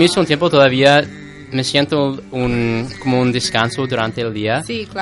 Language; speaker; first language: Spanish; non-native, fluent; English